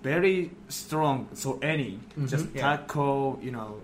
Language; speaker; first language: English; non-native, learner; Japanese